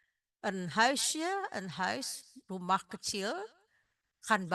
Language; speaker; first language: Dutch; non-native, fluent; Indonesian